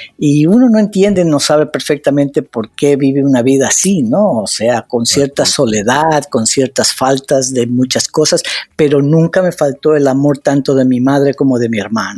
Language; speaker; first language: Spanish; native; Spanish